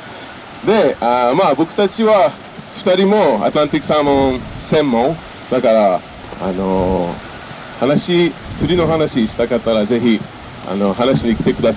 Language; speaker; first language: Japanese; non-native, fluent; French